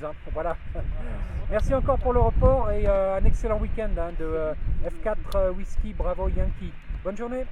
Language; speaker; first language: French; native; French